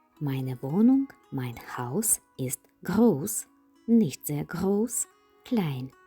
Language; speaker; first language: German; non-native, fluent; Ukrainian